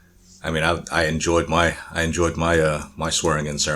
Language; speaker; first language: English; native; English